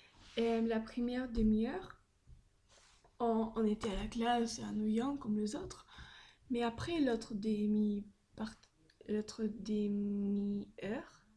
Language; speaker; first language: French; non-native, learner; Spanish